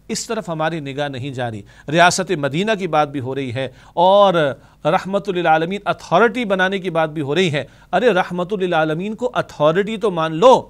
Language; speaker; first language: Urdu; native; Urdu